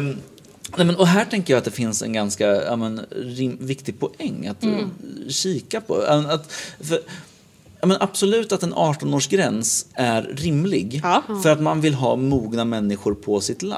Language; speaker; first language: Swedish; native; Swedish